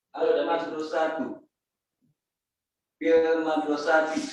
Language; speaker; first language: Arabic; non-native, learner; Indonesian